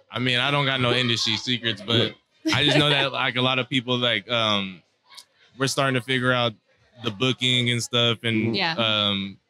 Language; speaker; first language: English; native; English